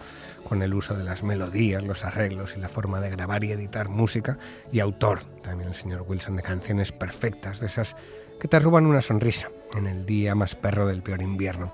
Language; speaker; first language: Spanish; native; Spanish